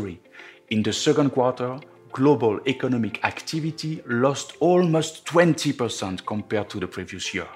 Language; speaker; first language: English; non-native, fluent; French